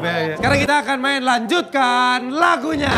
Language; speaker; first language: Indonesian; native; Indonesian